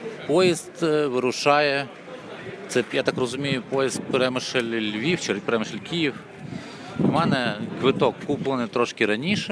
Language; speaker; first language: Ukrainian; native; Ukrainian